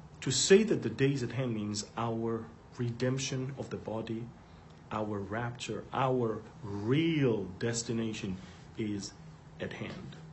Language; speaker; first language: English; non-native, fluent; Hebrew